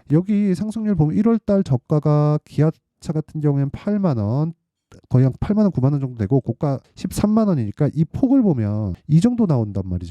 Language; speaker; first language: Korean; native; Korean